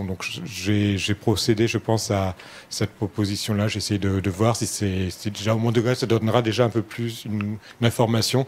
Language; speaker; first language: French; native; French